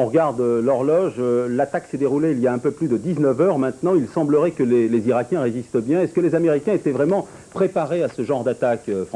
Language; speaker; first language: French; native; French